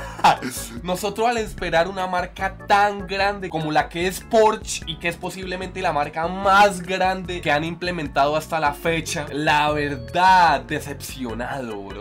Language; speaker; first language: Spanish; native; Spanish